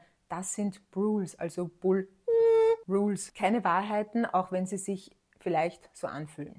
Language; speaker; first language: German; native; German